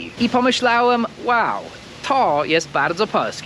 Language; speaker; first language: Polish; non-native, fluent; English